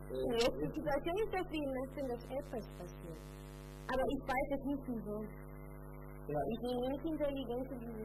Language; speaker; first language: German; non-native, learner; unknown